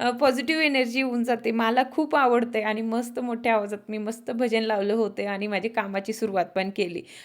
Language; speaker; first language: Marathi; non-native, local second language; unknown